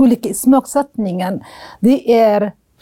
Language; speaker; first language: Swedish; non-native, fluent; Somali